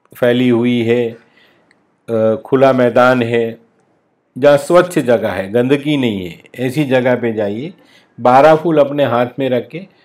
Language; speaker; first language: Hindi; non-native, local second language; Gujarati